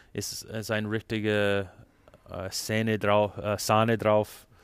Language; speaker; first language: German; non-native, fluent; English